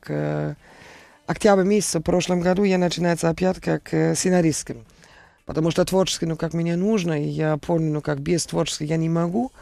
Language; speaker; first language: Russian; non-native, learner; German